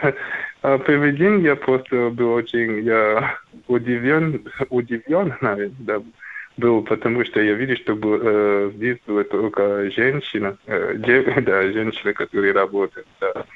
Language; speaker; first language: Russian; non-native, learner; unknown